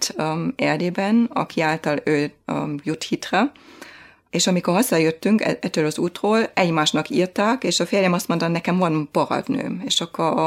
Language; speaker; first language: Hungarian; non-native, fluent; German